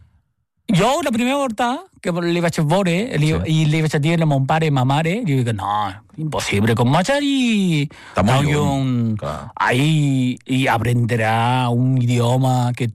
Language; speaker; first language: Catalan; non-native, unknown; Chinese